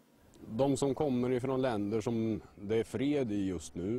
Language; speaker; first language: Swedish; native; Swedish